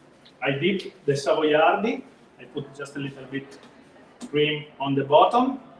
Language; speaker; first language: English; non-native, learner; Italian